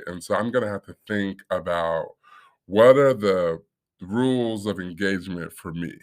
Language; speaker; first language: English; native; English